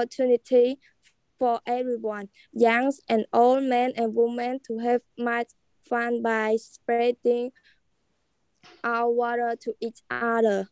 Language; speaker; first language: English; non-native, learner; Khmer